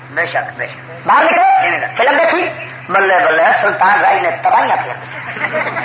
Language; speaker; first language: Urdu; non-native, local second language; Punjabi